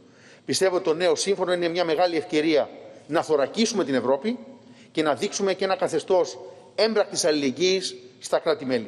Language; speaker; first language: Greek; native; Greek